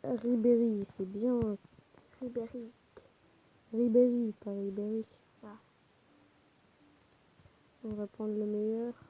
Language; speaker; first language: French; native; French